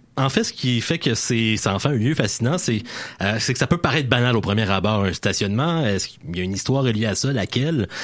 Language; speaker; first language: French; native; French